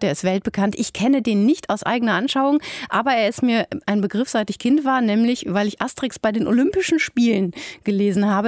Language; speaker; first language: German; native; German